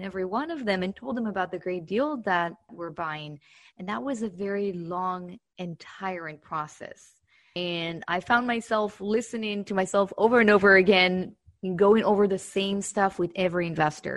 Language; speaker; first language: English; non-native, fluent; Hebrew